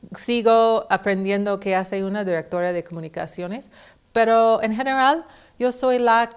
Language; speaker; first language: Spanish; non-native, fluent; English